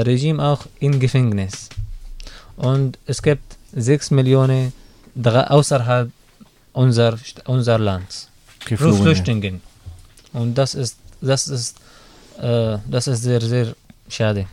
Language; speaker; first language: German; non-native, learner; Arabic